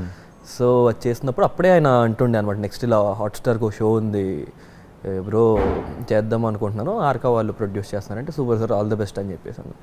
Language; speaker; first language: Telugu; native; Telugu